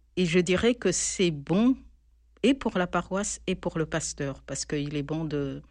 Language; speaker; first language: French; non-native, local second language; Malagasy